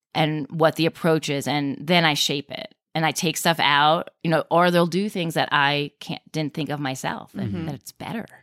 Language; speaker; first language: English; native; English